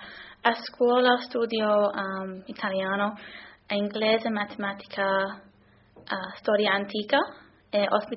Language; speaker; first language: Italian; non-native, learner; English